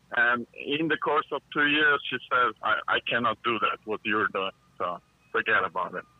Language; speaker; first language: English; non-native, fluent; Russian